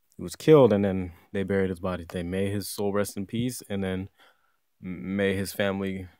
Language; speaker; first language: English; native; English